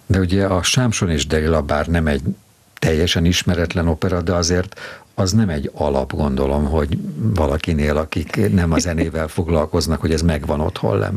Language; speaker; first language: Hungarian; native; Hungarian